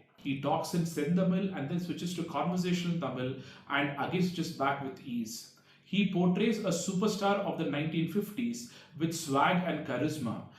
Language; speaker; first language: English; non-native, local second language; Tamil